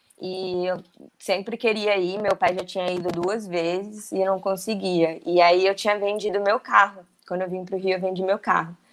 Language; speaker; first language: Portuguese; native; Portuguese